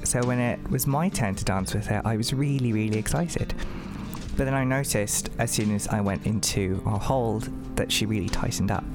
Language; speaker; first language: English; non-native, local second language; Bangla